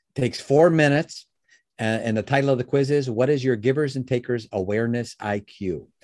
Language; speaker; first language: English; native; English